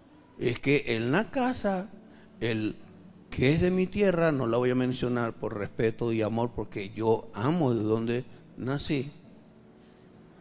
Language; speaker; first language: Spanish; native; Spanish